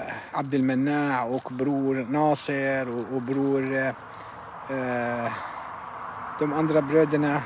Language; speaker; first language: Swedish; non-native, fluent; Arabic